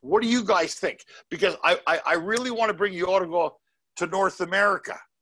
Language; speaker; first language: English; native; English